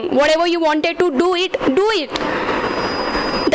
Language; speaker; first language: English; non-native, local second language; Kannada